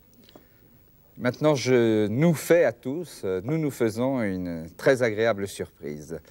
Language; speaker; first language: French; native; French